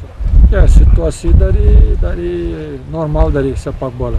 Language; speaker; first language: Indonesian; non-native, learner; Portuguese